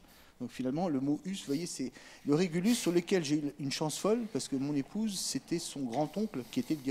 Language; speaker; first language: French; native; French